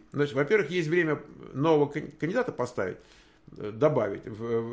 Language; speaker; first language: Russian; native; Russian